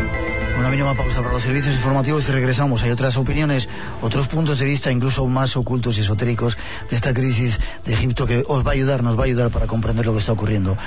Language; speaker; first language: Spanish; native; Spanish